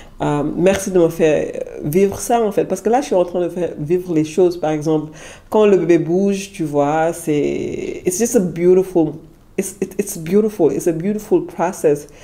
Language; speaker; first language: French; non-native, local second language; Wolof